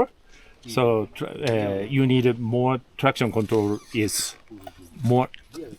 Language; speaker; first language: English; non-native, learner; Japanese